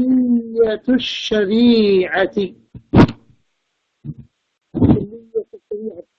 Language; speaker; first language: Arabic; non-native, fluent; English